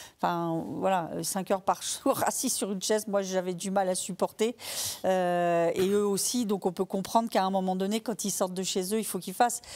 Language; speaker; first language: French; native; French